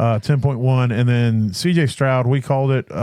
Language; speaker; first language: English; native; English